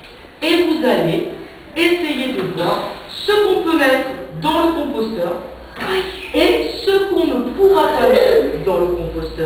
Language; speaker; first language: French; native; French